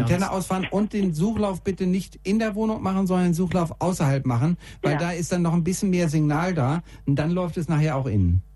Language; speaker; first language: German; native; German